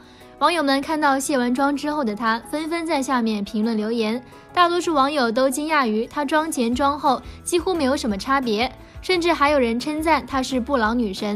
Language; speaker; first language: Chinese; native; Chinese